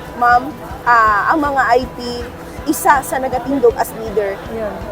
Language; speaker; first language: Cebuano; non-native, local second language; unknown